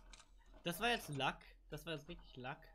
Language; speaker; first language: German; native; German